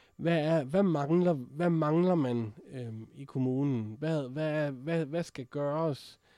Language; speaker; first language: Danish; native; Danish